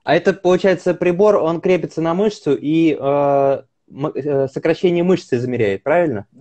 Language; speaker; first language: Russian; native; Russian